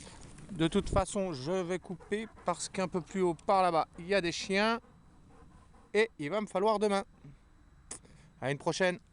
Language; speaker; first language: French; native; French